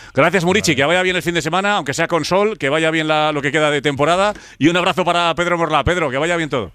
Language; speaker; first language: Spanish; native; Spanish